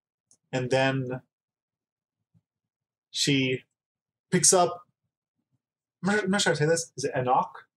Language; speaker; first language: English; native; English